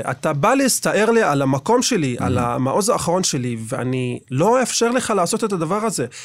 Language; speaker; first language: Hebrew; non-native, local second language; Arabic